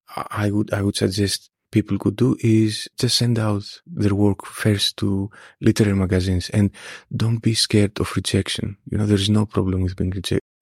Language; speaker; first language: English; non-native, fluent; Greek